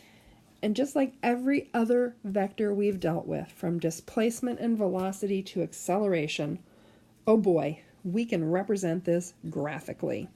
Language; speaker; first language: English; native; English